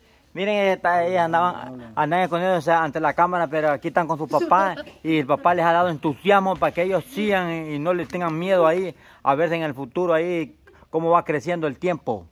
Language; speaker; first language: Spanish; native; Spanish